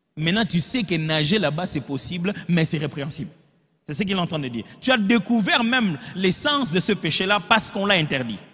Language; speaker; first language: French; non-native, local second language; Lingala